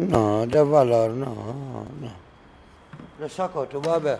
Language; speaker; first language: Spanish; non-native, learner; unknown